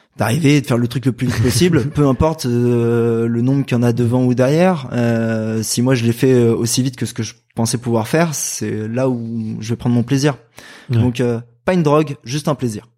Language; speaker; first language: French; native; French